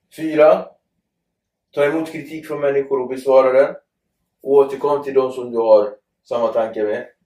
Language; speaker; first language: Swedish; early bilingual, other home language; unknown